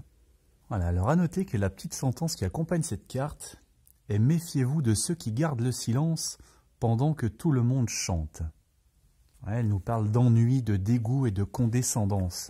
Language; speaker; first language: French; native; French